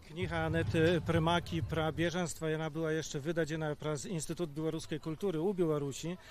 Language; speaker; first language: Polish; non-native, local second language; Belarusian